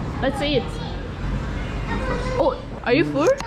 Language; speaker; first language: English; non-native, learner; Korean